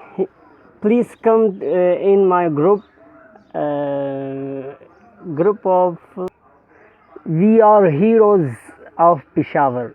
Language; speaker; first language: English; non-native, learner; Pashto